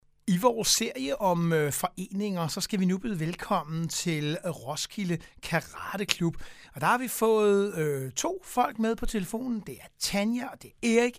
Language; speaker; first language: Danish; native; Danish